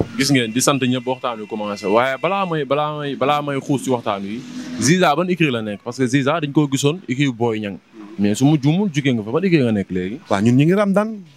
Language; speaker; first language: Wolof; native; Wolof